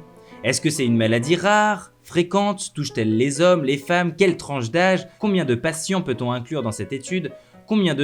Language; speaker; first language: French; native; French